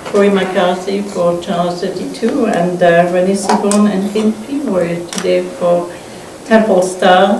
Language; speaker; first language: English; non-native, fluent; French